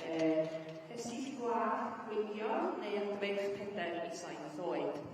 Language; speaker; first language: Welsh; native; Welsh